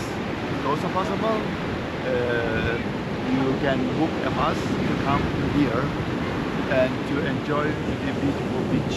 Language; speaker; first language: English; non-native, learner; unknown